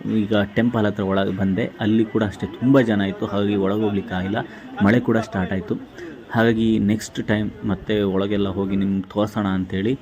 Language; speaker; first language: Kannada; native; Kannada